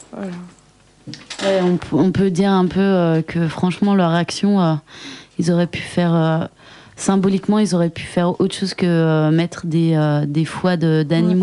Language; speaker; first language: French; native; French